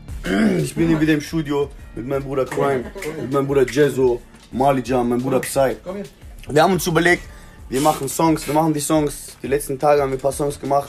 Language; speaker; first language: German; early bilingual, other home language; Albanian